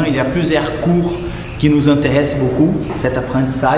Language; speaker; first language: French; non-native, fluent; Portuguese